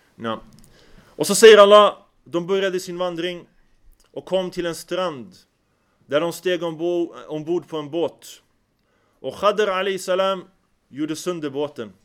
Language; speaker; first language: Swedish; early bilingual, other home language; Arabic